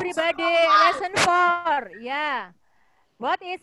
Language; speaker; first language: English; non-native, fluent; Indonesian